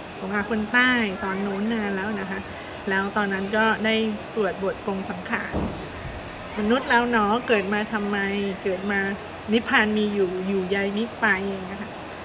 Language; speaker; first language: Thai; native; Thai